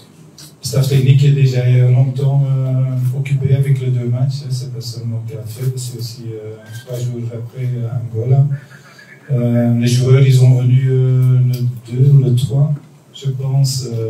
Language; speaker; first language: French; non-native, local second language; Dutch